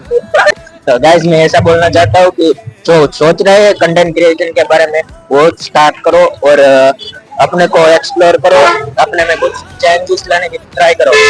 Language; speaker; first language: Hindi; native; Hindi